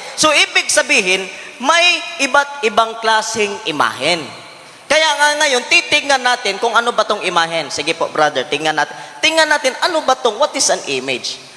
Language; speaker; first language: Filipino; non-native, local second language; Cebuano